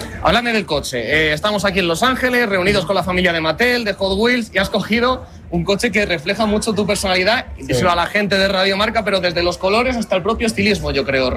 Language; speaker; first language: Spanish; native; Spanish